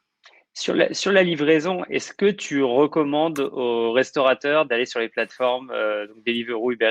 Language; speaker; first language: French; native; French